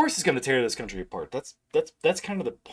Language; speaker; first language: English; native; English